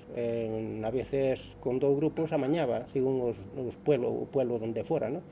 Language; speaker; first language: Spanish; non-native, local second language; Galician